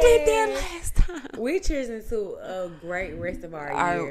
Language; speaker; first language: English; native; English